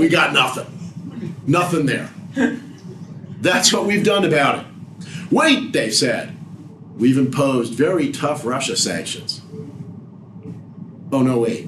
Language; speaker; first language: English; native; English